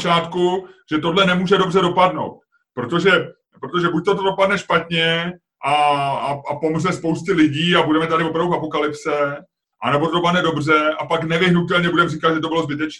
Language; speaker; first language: Czech; native; Czech